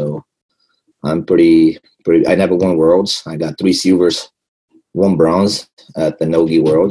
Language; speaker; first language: English; non-native, fluent; Portuguese